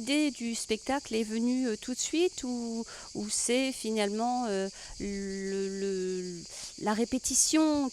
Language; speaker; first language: French; native; French